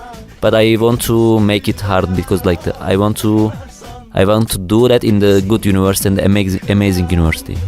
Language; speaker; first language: English; non-native, learner; Turkish